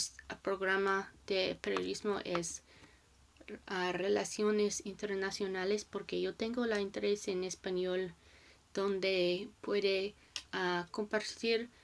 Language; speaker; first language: Spanish; non-native, learner; English